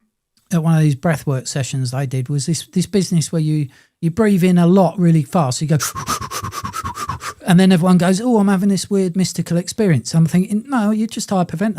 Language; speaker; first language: English; native; English